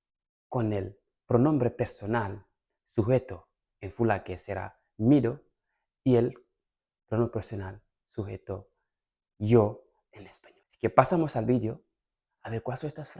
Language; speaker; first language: Spanish; non-native, fluent; Fula